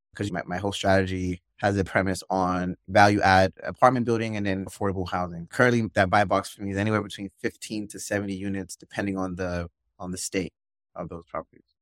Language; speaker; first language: English; native; English